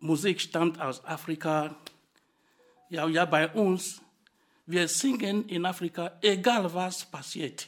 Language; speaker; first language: German; non-native, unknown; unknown